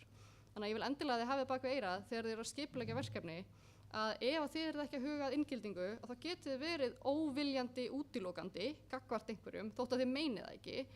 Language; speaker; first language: Icelandic; native; Icelandic